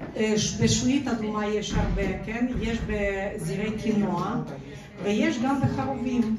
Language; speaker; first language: Hebrew; non-native, fluent; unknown